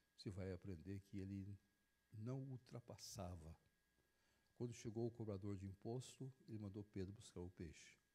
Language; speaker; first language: Portuguese; native; Portuguese